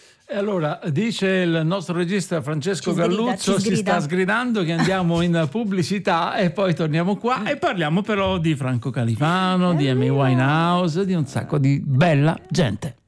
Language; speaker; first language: Italian; native; Italian